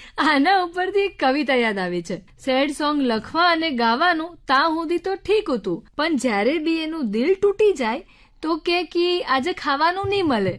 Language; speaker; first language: Gujarati; native; Gujarati